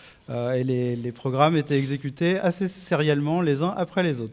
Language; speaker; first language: French; native; French